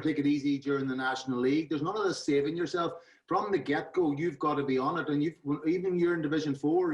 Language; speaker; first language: English; native; English